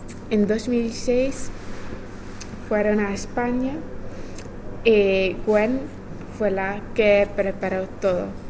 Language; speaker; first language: Spanish; non-native, learner; English